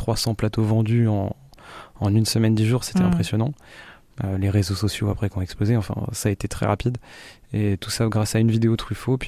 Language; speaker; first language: French; native; French